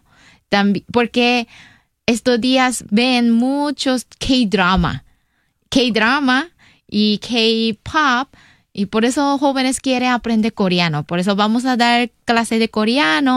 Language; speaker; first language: Spanish; non-native, learner; Korean